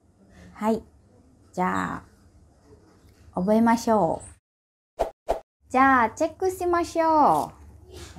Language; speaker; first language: Japanese; non-native, fluent; Indonesian